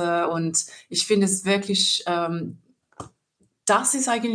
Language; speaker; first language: German; non-native, learner; English